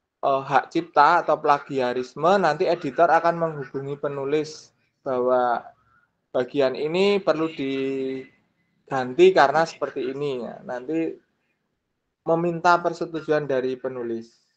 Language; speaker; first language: Indonesian; native; Indonesian